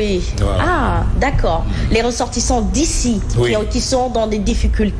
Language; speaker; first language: French; non-native, local second language; Wolof